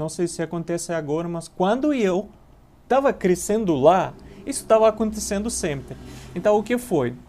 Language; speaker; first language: Portuguese; non-native, learner; Russian